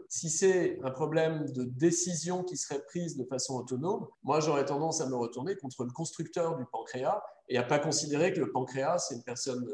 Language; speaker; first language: French; native; French